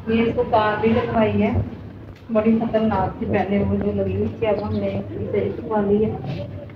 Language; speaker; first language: Urdu; non-native, local second language; Punjabi